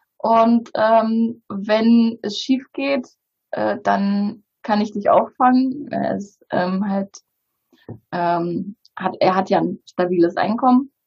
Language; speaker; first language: German; early bilingual, other home language; Bulgarian